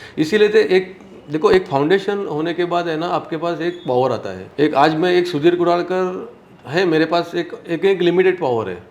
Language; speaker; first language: Hindi; non-native, local second language; Marathi